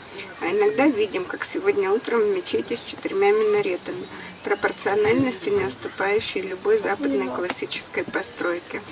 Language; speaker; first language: Russian; native; Russian